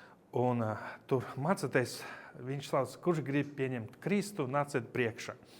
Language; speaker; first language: Latvian; non-native, local second language; Russian